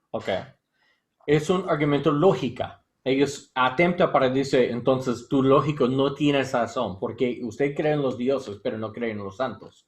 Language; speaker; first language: Spanish; non-native, learner; English